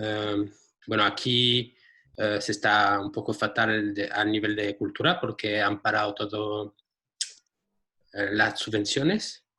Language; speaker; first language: Spanish; non-native, fluent; French